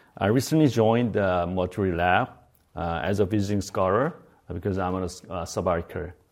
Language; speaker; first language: English; non-native, fluent; Korean